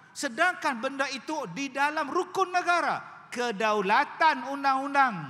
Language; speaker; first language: Malay; native; Malay